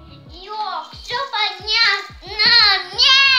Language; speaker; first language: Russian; non-native, local second language; Turkmen